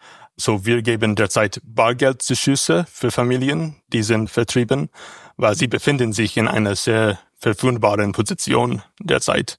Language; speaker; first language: German; non-native, learner; English